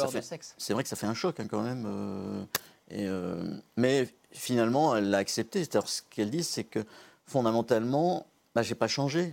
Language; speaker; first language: French; native; French